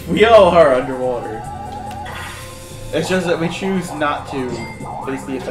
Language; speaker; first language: English; native; English